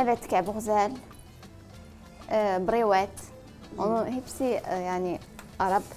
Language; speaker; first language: Turkish; non-native, learner; Arabic